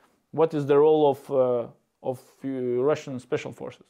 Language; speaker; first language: English; non-native, learner; Lithuanian